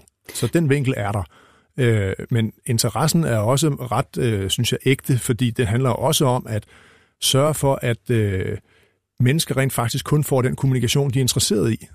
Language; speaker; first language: Danish; native; Danish